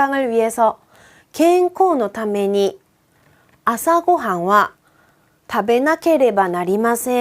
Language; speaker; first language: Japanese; non-native, fluent; Korean